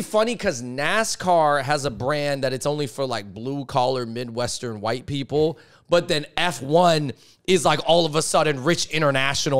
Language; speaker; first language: English; native; English